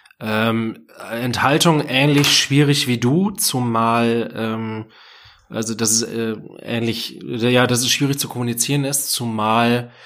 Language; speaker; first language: German; native; German